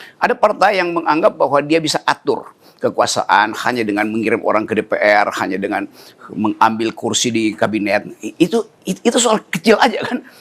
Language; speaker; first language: Indonesian; native; Indonesian